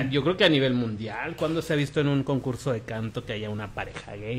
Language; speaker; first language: Spanish; native; Spanish